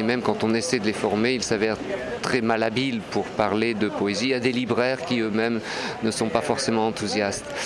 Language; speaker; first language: French; native; French